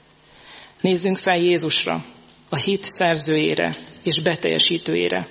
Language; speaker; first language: Hungarian; native; Hungarian